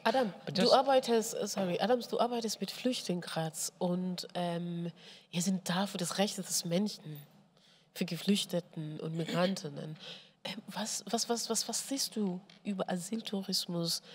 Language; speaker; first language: German; non-native, fluent; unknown